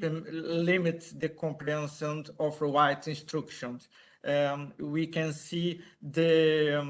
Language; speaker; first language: English; non-native, learner; Portuguese